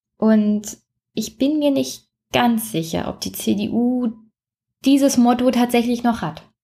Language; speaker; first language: German; native; German